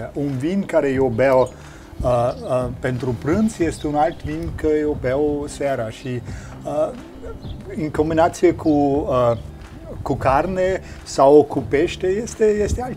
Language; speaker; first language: Romanian; non-native, learner; German